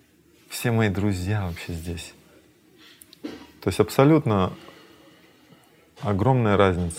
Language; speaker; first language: Russian; native; Russian